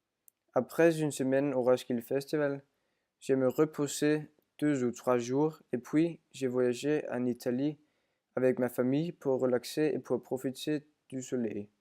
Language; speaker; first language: French; non-native, learner; Danish